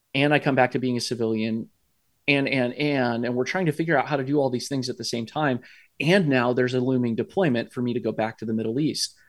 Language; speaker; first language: English; native; English